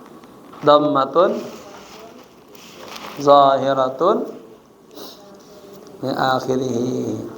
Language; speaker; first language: Arabic; non-native, fluent; Indonesian